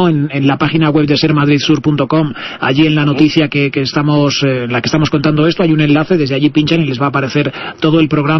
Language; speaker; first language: Spanish; native; Spanish